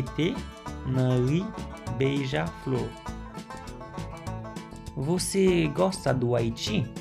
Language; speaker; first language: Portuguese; non-native, fluent; Haitian Creole